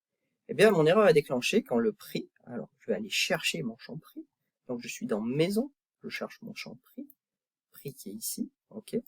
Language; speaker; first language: French; native; French